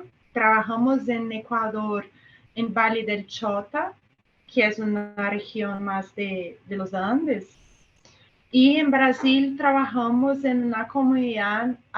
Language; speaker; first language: Spanish; non-native, fluent; Portuguese